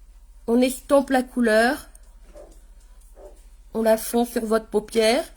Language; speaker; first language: French; native; French